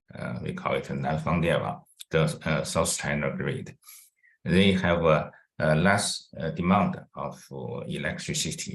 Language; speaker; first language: English; non-native, fluent; Chinese